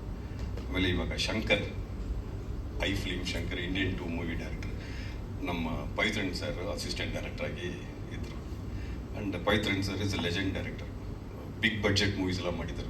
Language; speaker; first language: Kannada; non-native, local second language; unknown